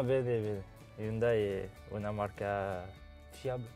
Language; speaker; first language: Italian; non-native, learner; French